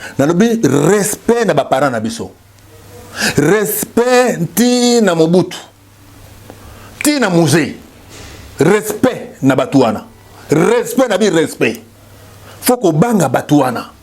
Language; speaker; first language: Lingala; native; Lingala